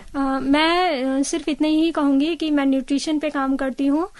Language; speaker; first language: Hindi; native; Hindi